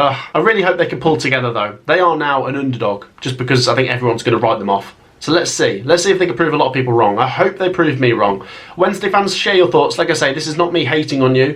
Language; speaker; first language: English; native; English